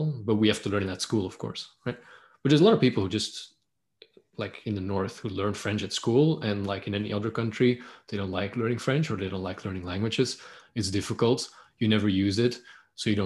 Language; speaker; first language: English; non-native, fluent; Dutch